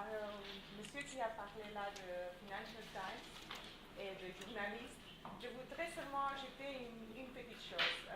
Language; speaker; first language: French; non-native, fluent; Spanish